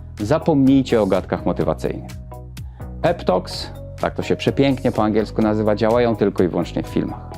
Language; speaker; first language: Polish; native; Polish